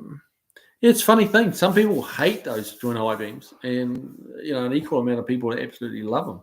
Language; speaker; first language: English; native; English